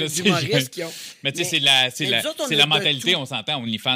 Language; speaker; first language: French; native; French